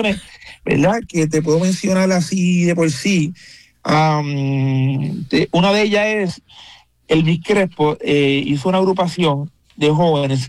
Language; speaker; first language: Spanish; native; Spanish